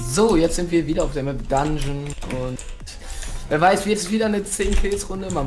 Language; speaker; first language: German; native; German